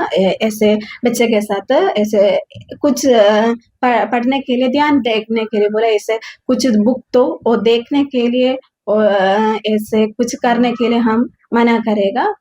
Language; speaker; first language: Hindi; non-native, learner; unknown